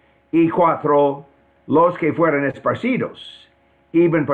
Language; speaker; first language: Spanish; non-native, fluent; English